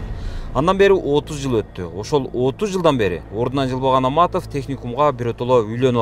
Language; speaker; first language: Kyrgyz; native; Kyrgyz